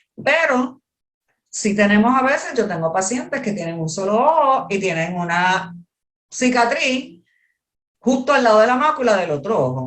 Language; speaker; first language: Spanish; native; Spanish